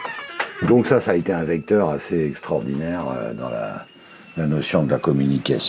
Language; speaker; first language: French; native; French